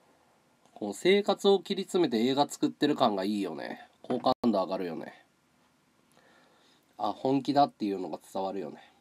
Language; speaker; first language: Japanese; native; Japanese